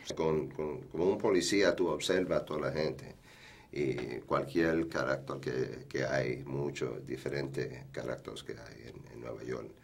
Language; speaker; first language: Spanish; early bilingual, heritage; Spanish